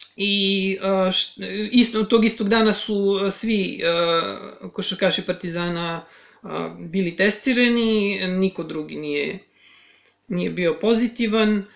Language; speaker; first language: Serbian; native; Serbian